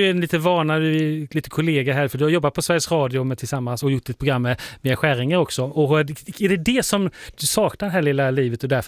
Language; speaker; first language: Swedish; native; Swedish